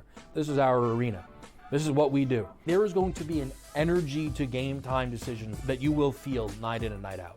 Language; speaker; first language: English; native; English